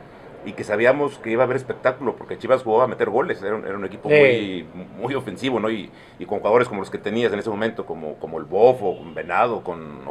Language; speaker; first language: Spanish; native; Spanish